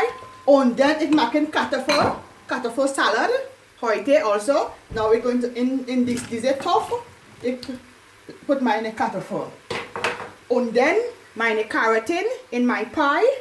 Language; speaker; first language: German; non-native, learner; English